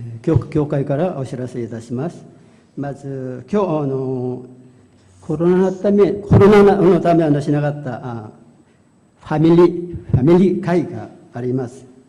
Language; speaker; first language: Japanese; non-native, fluent; Korean